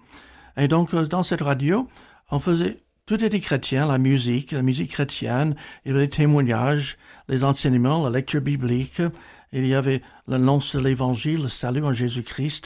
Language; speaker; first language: French; non-native, fluent; English